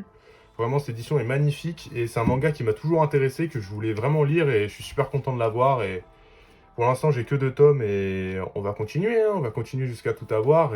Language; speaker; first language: French; native; French